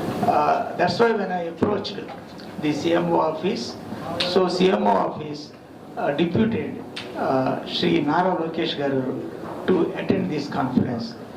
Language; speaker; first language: English; non-native, local second language; Telugu